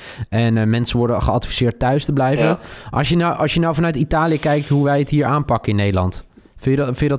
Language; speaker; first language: Dutch; native; Dutch